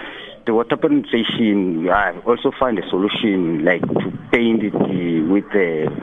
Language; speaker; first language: English; non-native, local second language; Xhosa